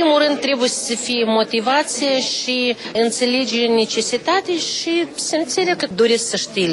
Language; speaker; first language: Romanian; non-native, local second language; Russian